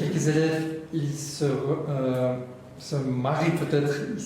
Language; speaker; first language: French; non-native, learner; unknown